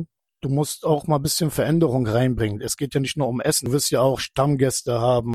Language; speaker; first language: German; non-native, fluent; Turkish